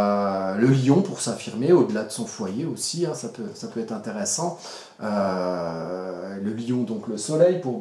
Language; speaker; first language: French; native; French